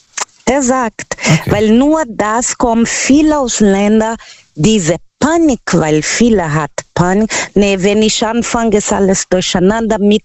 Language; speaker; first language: German; non-native, learner; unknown